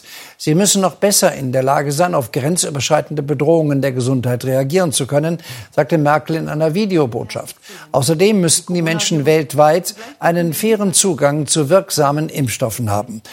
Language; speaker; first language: German; native; German